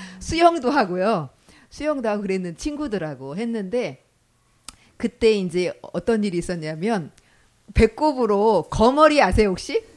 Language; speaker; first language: Korean; native; Korean